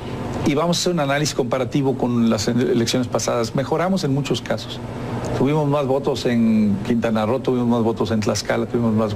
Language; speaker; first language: Spanish; native; Spanish